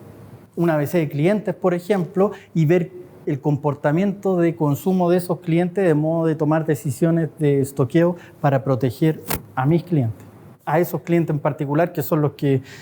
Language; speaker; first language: Spanish; native; Spanish